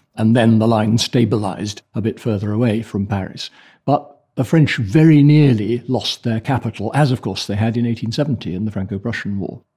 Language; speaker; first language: English; native; English